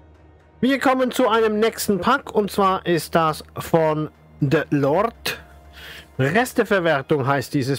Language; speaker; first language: German; native; German